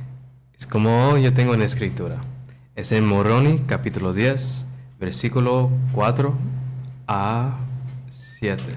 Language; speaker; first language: Spanish; non-native, learner; English